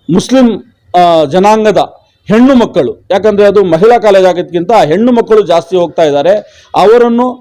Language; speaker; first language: Kannada; non-native, local second language; Urdu